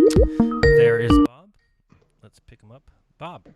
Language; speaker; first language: English; native; English